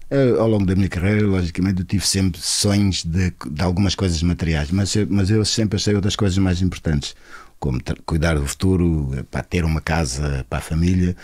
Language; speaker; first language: Portuguese; non-native, local second language; Kabuverdianu